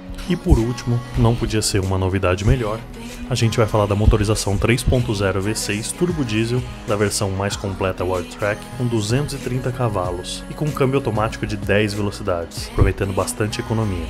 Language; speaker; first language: Portuguese; native; Portuguese